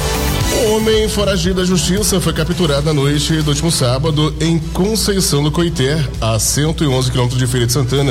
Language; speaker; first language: Portuguese; native; Portuguese